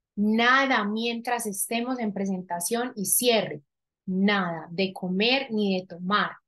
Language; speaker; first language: Spanish; native; Spanish